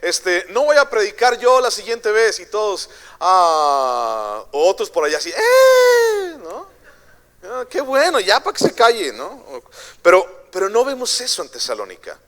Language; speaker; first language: Spanish; native; Spanish